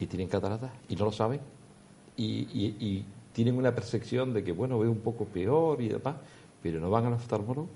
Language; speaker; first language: Spanish; native; Spanish